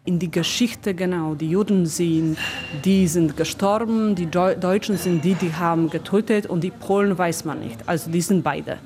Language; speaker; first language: German; non-native, fluent; Polish